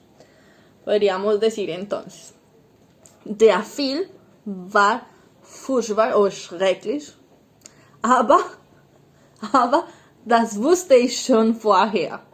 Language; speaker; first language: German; non-native, fluent; Spanish